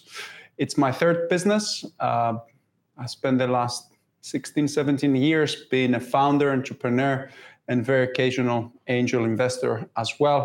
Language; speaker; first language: English; non-native, fluent; Greek